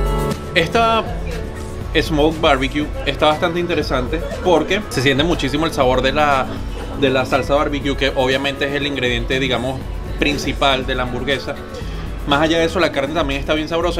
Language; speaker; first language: Spanish; native; Spanish